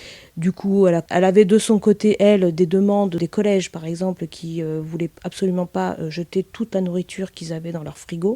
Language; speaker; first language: French; native; French